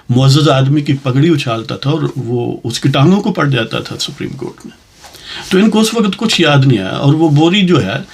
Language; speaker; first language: Urdu; non-native, local second language; Punjabi